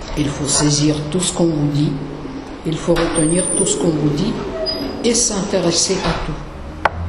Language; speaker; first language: French; non-native, fluent; Russian